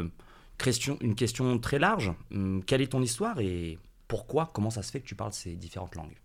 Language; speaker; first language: French; native; French